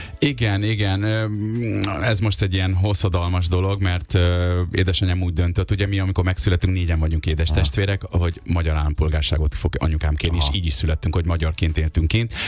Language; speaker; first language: Hungarian; early bilingual, other home language; Urdu